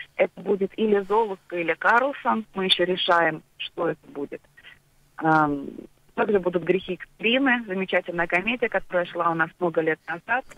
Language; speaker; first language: Russian; native; Russian